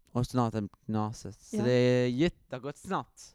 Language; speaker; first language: Swedish; early bilingual, other home language; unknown